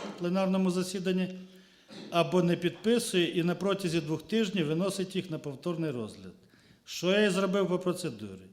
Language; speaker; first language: Ukrainian; native; Ukrainian